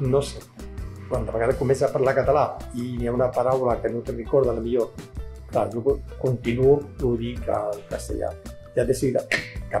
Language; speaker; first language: Catalan; non-native, local second language; Spanish